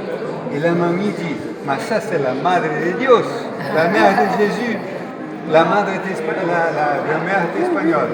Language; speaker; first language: French; non-native, fluent; Portuguese